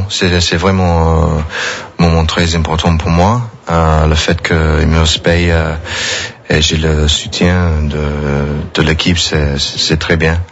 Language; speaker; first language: French; non-native, fluent; English